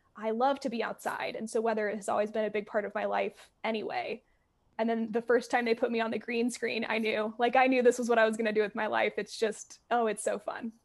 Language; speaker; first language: English; native; English